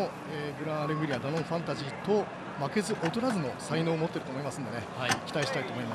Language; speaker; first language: Japanese; native; Japanese